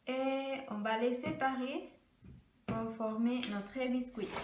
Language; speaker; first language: French; non-native, learner; Spanish